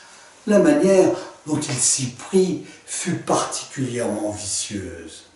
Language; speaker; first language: French; native; French